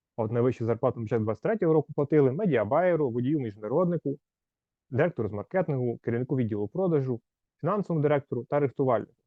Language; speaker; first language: Ukrainian; native; Ukrainian